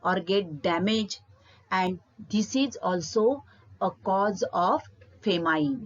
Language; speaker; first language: English; non-native, local second language; Marathi